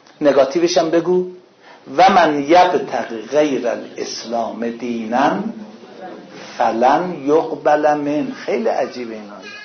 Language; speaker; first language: Persian; non-native, local second language; Azerbaijani